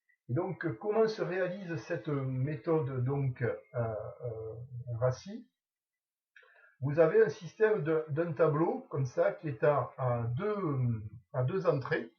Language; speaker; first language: French; native; French